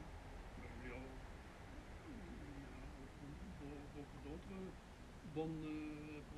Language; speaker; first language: French; non-native, fluent; Dutch